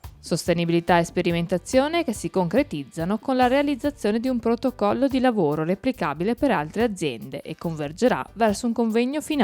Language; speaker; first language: Italian; native; Italian